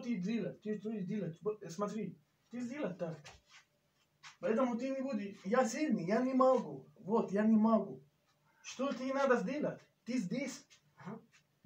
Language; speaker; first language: Russian; non-native, learner; Turkish